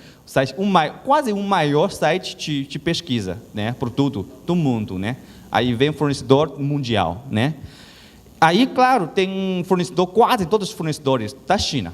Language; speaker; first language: Portuguese; non-native, learner; Chinese